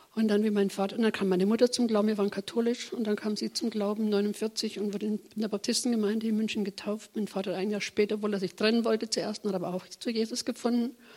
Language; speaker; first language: German; native; German